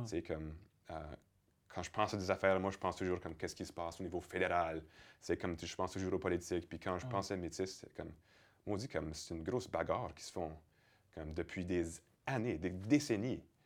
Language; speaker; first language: French; early bilingual, heritage; French